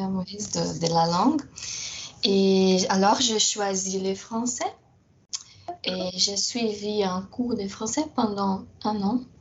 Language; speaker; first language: French; non-native, fluent; Portuguese